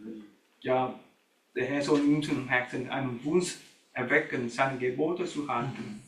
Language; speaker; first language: German; non-native, learner; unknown